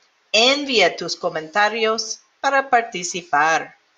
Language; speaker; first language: Spanish; non-native, learner; English